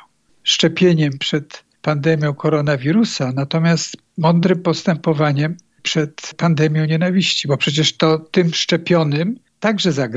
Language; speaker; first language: Polish; native; Polish